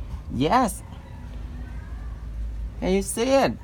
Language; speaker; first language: English; non-native, learner; Vietnamese